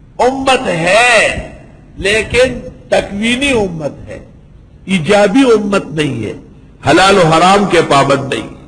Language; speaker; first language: Urdu; non-native, local second language; Pashto